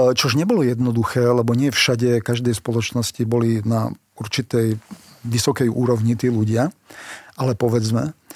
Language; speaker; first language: Slovak; non-native, local second language; Hungarian